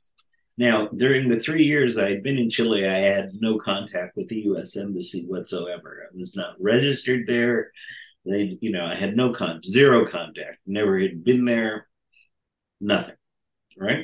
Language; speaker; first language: English; native; English